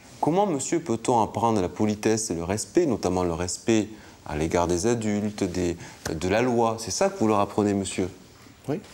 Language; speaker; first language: French; native; French